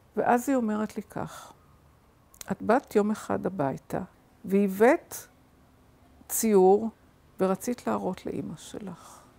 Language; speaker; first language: Hebrew; early bilingual, other home language; German